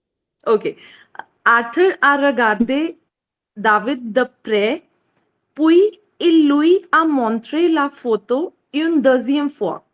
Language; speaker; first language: French; non-native, learner; Hindi